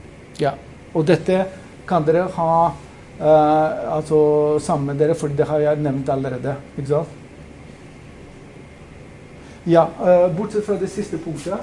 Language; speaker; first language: Norwegian; non-native, fluent; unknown